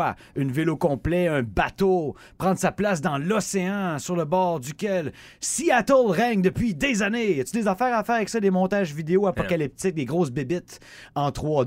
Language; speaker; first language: French; native; French